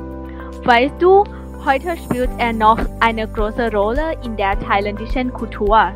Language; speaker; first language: German; non-native, learner; Thai